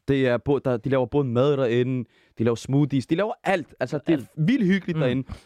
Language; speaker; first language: Danish; early bilingual, other home language; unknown